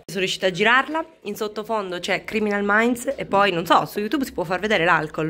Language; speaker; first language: Italian; native; Italian